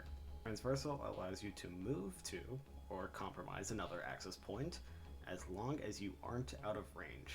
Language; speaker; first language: English; native; English